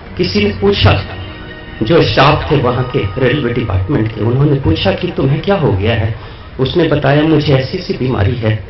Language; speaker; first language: Hindi; native; Hindi